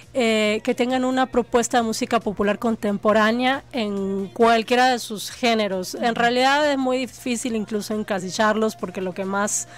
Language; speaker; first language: Spanish; native; Spanish